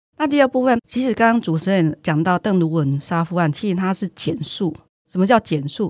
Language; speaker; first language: Chinese; native; Chinese